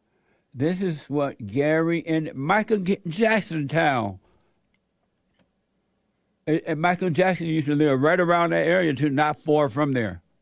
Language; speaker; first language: English; native; English